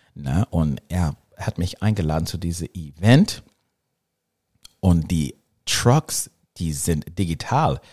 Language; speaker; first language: German; non-native, learner; English